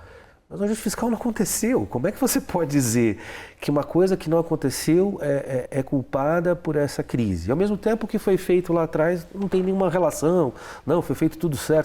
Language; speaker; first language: Portuguese; native; Portuguese